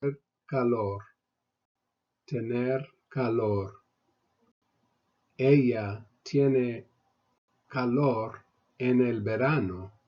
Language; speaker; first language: Spanish; non-native, fluent; English